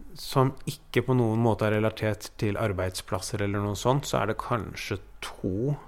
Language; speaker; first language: Norwegian; early bilingual, other home language; Persian